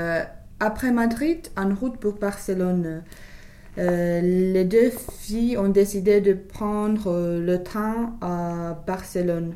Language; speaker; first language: French; non-native, fluent; English